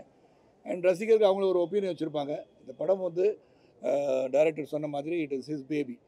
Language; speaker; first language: Tamil; native; Tamil